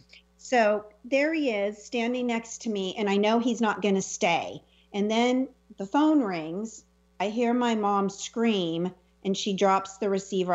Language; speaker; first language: English; native; English